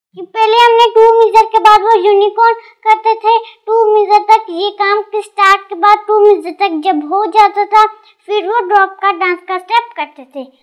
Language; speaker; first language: Hindi; non-native, local second language; Punjabi